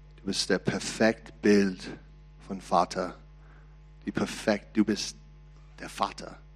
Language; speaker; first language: German; non-native, learner; English